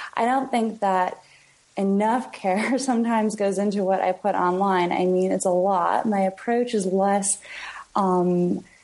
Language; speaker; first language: English; native; English